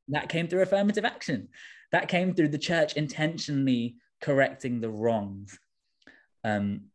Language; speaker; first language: English; native; English